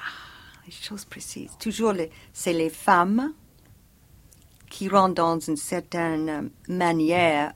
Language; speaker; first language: French; non-native, fluent; English